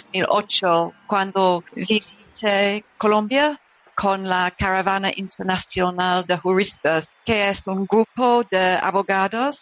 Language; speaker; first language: Spanish; non-native, learner; English